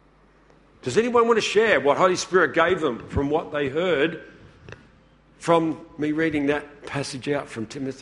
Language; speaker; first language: English; native; English